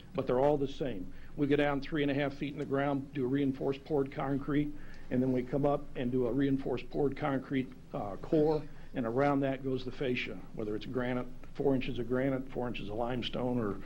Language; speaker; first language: English; native; English